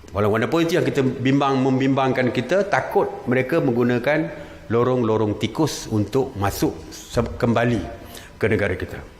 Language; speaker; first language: Malay; native; Malay